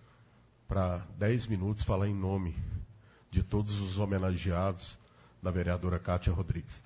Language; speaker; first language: Portuguese; native; Portuguese